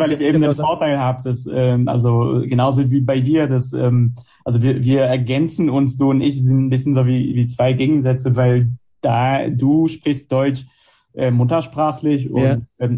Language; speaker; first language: German; non-native, fluent; Hebrew